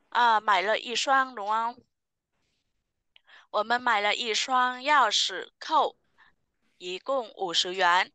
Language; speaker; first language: Chinese; non-native, fluent; Vietnamese